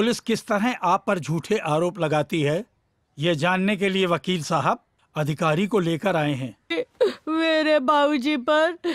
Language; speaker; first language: Hindi; non-native, local second language; Bangla